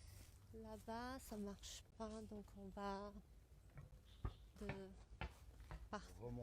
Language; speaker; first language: French; non-native, fluent; Chinese